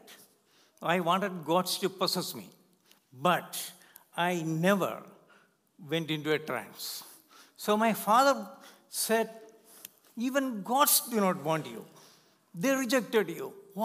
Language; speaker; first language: English; non-native, local second language; Malayalam